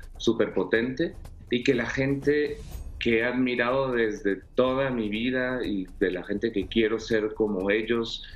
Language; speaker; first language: Spanish; native; Spanish